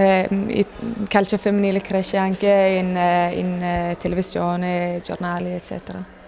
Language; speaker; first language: Italian; non-native, fluent; Swedish